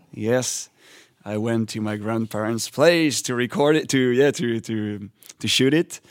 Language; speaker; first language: English; non-native, fluent; French